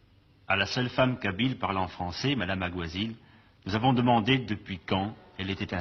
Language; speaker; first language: French; native; French